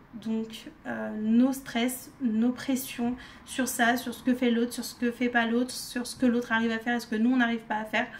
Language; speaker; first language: French; native; French